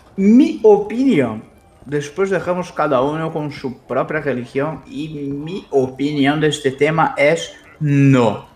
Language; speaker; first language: Spanish; non-native, fluent; Portuguese